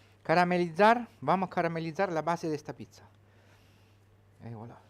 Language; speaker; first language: Spanish; non-native, learner; Italian